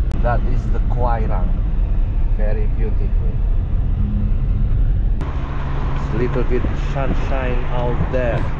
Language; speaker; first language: English; non-native, learner; Indonesian